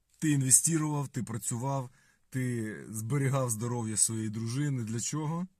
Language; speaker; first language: Ukrainian; native; Ukrainian